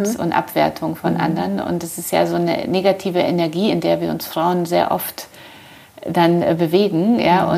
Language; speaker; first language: German; early bilingual, other home language; Polish